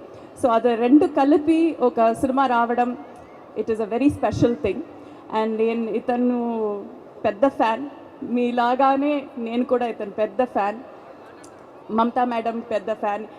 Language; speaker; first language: Telugu; non-native, fluent; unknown